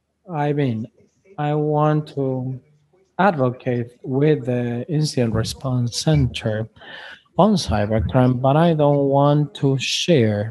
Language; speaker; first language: English; non-native, fluent; Spanish